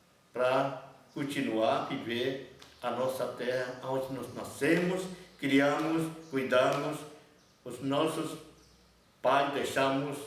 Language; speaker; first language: Portuguese; non-native, local second language; Yanomámi